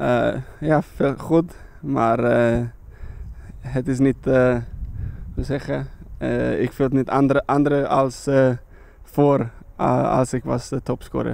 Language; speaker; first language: Dutch; non-native, learner; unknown